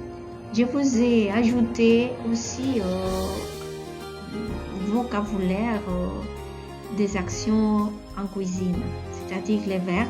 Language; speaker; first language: French; non-native, fluent; Catalan